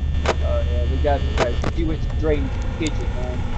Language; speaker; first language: English; native; English